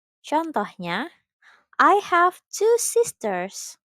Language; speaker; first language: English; non-native, fluent; Indonesian